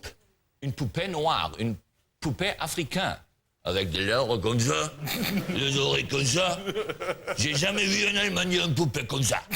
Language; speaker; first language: French; non-native, learner; German